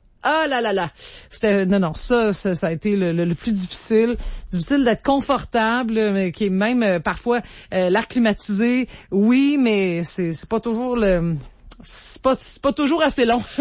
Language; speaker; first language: French; native; French